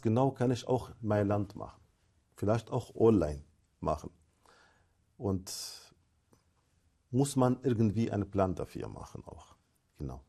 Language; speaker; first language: German; non-native, fluent; Arabic